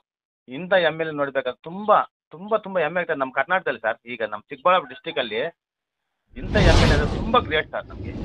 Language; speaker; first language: Kannada; native; Kannada